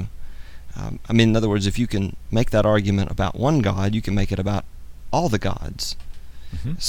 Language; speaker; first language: English; native; English